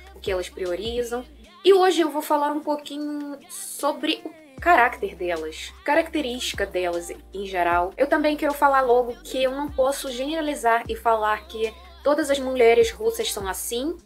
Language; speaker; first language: Portuguese; non-native, fluent; Russian